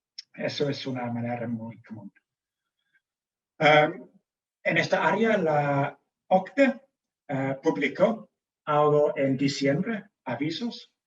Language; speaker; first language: Spanish; non-native, fluent; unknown